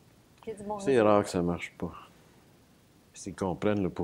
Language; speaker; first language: French; native; French